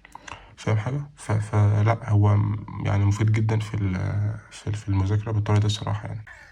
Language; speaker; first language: Arabic; native; Arabic